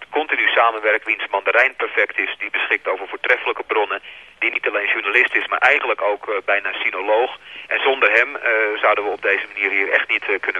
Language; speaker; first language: Dutch; native; Dutch